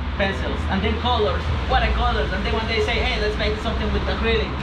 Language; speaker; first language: English; non-native, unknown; Spanish